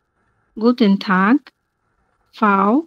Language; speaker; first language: German; non-native, learner; Bangla